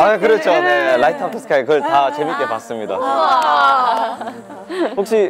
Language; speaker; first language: Korean; non-native, fluent; Indonesian